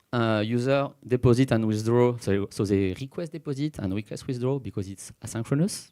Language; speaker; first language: English; non-native, fluent; French